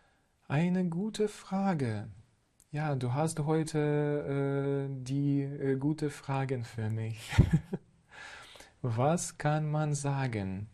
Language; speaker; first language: German; non-native, learner; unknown